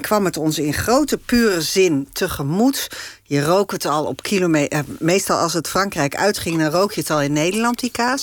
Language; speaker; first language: Dutch; native; Dutch